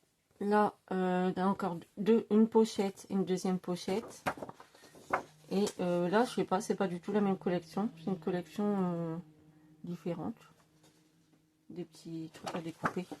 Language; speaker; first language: French; native; French